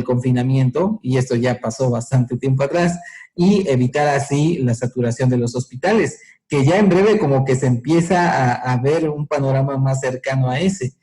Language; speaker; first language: Spanish; native; Spanish